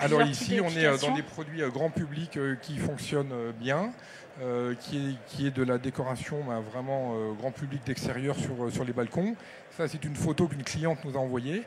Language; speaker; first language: French; native; French